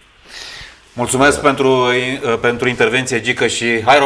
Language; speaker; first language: Romanian; native; Romanian